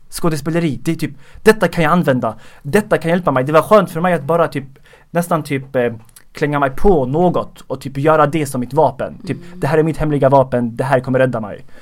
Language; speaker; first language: Swedish; early bilingual, other home language; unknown